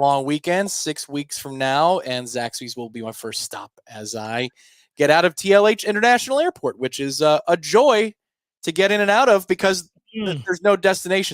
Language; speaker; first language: English; native; English